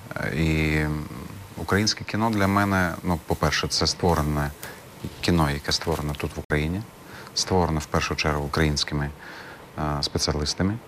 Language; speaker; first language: Ukrainian; non-native, local second language; Crimean Tatar